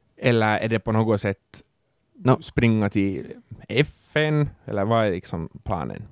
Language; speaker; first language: Swedish; native; Swedish